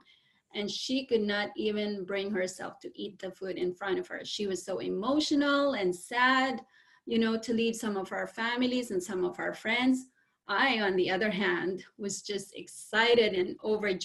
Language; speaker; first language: English; non-native, local second language; Filipino